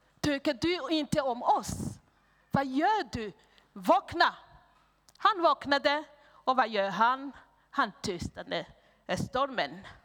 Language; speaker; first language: Swedish; non-native, fluent; Rundi